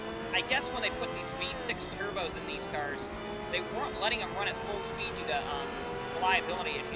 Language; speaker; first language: English; native; English